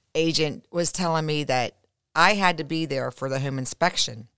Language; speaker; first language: English; native; English